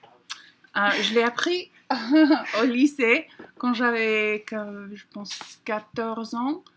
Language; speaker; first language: French; non-native, learner; English